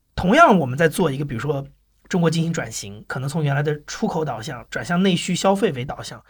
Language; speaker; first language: Chinese; native; Chinese